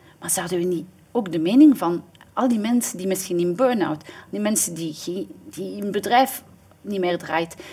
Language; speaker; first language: Dutch; native; Dutch